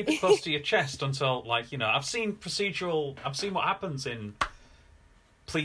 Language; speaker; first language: English; native; English